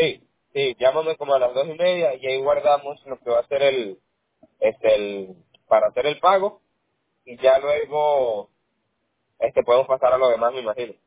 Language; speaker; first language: Spanish; native; Spanish